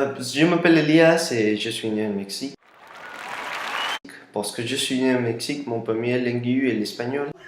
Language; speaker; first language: French; non-native, learner; Spanish